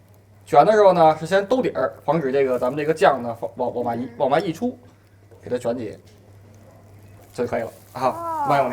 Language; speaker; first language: Chinese; native; Chinese